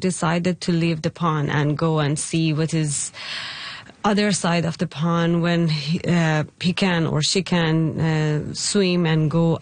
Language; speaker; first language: English; non-native, learner; Persian